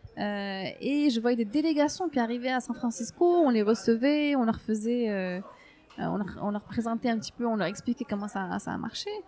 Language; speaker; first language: French; non-native, local second language; Arabic